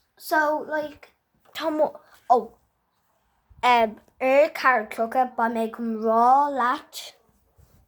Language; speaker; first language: Irish; non-native, local second language; English